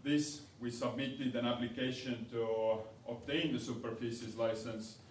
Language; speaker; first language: English; non-native, fluent; Estonian